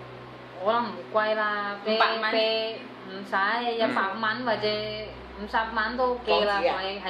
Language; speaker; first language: Cantonese; non-native, learner; Indonesian